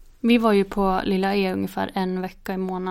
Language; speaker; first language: Swedish; native; Swedish